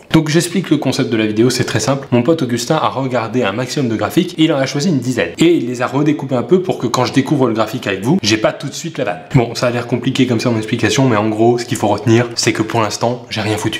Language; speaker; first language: French; native; French